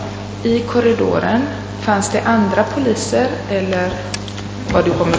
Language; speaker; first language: Swedish; non-native, fluent; Italian